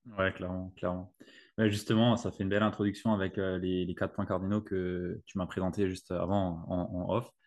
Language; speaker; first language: French; native; French